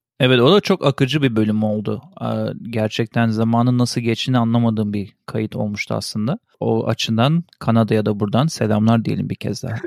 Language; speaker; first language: Turkish; early bilingual, heritage; Turkish